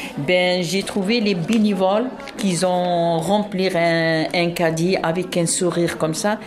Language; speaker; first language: French; non-native, local second language; Arabic